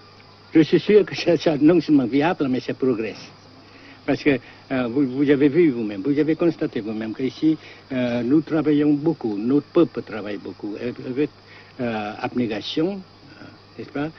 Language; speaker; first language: French; non-native, fluent; Vietnamese